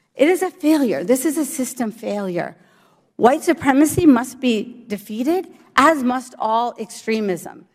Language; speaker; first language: English; early bilingual, other home language; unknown